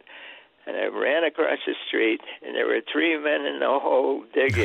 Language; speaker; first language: English; early bilingual, other home language; Swedish